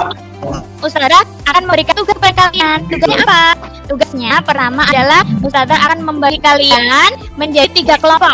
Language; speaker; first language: Indonesian; native; Indonesian